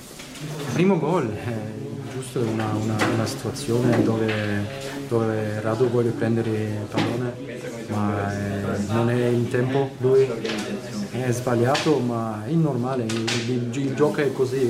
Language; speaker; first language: Italian; non-native, learner; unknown